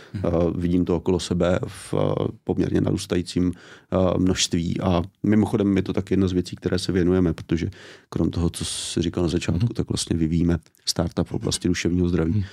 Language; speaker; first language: Czech; native; Czech